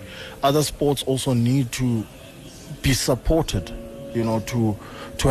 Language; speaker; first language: English; non-native, local second language; Xhosa